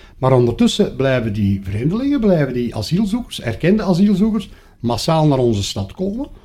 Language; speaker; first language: Dutch; native; Dutch